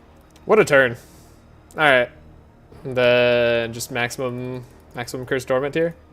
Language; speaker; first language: English; native; English